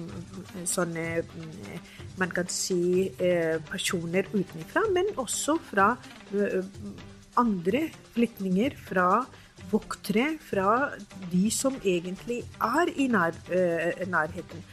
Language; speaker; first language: Norwegian; non-native, fluent; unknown